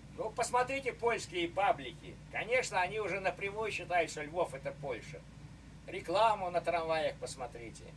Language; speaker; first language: Russian; native; Russian